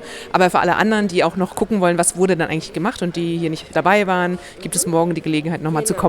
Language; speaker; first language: German; native; German